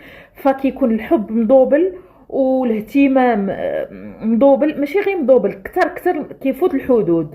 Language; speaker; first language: Arabic; native; Arabic